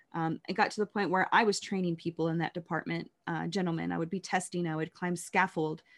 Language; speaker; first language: English; native; English